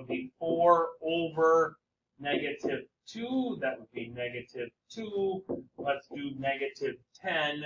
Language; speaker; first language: English; native; English